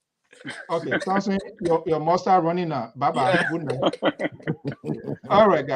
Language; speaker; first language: English; native; English